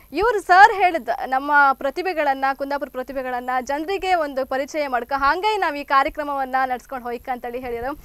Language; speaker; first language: Kannada; native; Kannada